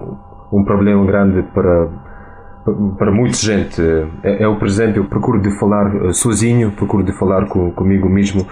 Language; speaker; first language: Portuguese; non-native, learner; Russian